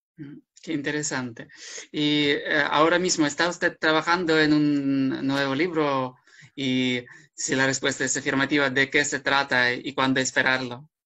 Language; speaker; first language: Spanish; non-native, fluent; Ukrainian